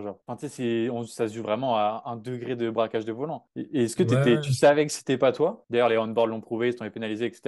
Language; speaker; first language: French; native; French